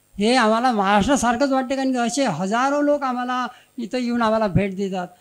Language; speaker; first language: Marathi; native; Marathi